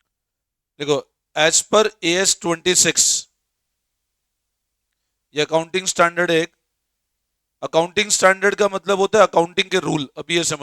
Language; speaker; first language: Hindi; native; Hindi